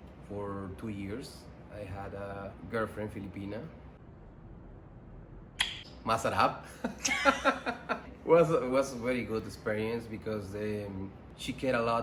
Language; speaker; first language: English; non-native, learner; Spanish